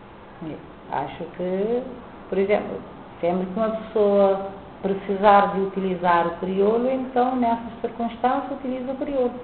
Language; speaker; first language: Portuguese; non-native, local second language; Kabuverdianu